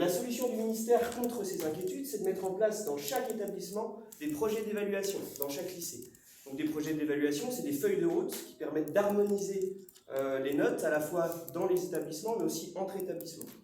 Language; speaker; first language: French; native; French